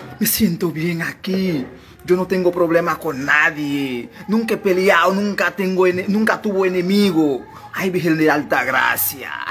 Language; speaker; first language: Spanish; non-native, fluent; Haitian Creole